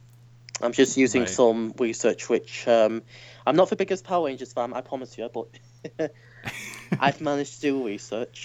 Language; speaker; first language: English; native; English